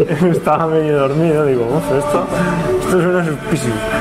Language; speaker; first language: Spanish; native; Spanish